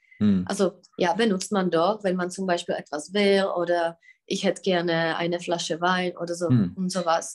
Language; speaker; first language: German; non-native, fluent; Czech